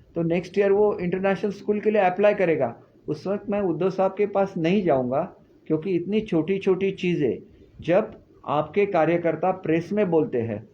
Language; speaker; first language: Hindi; non-native, local second language; Marathi